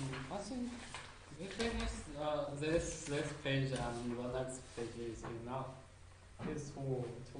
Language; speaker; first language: English; non-native, learner; Chinese